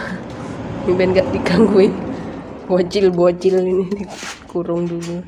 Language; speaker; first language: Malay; non-native, local second language; Javanese